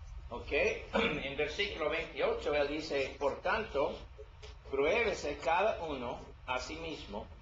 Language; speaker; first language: Spanish; non-native, learner; English